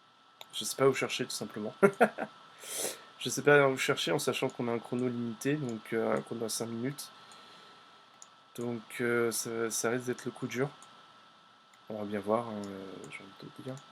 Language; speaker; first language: French; native; French